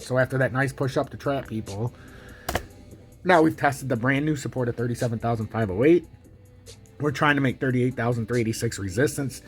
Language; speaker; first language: English; native; English